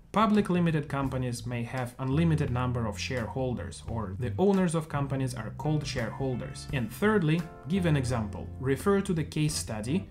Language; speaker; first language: English; non-native, fluent; Russian